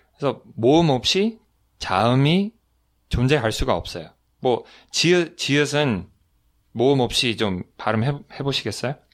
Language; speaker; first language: Korean; non-native, fluent; English